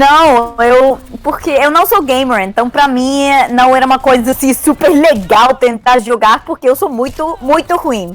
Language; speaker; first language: Portuguese; non-native, learner; Spanish